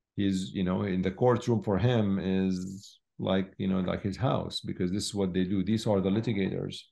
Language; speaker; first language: English; non-native, fluent; Arabic